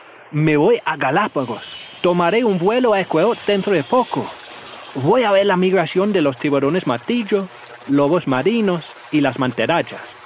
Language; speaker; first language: Spanish; native; Spanish